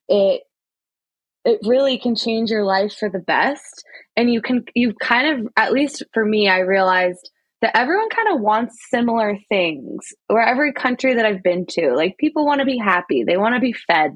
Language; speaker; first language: English; native; English